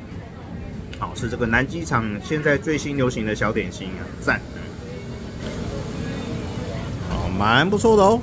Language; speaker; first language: Chinese; native; Chinese